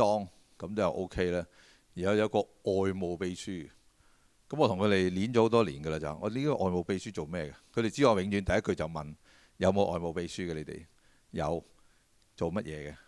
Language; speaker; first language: Cantonese; native; Cantonese